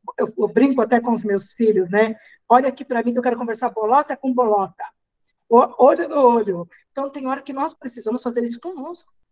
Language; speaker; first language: Portuguese; native; Portuguese